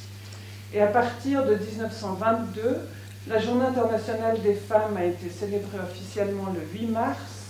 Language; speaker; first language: French; native; French